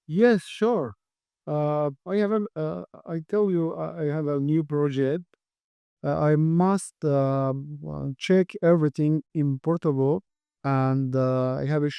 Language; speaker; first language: English; non-native, learner; Persian